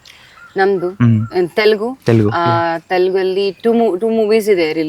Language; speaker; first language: Kannada; non-native, learner; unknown